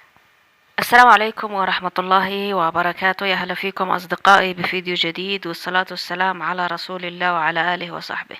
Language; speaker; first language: Arabic; native; Arabic